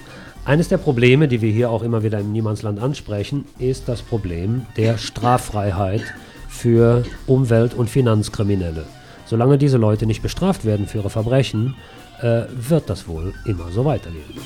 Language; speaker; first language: German; native; German